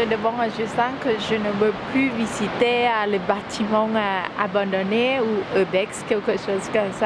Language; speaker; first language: French; non-native, learner; Thai